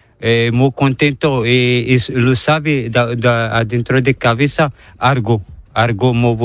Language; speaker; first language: Spanish; non-native, learner; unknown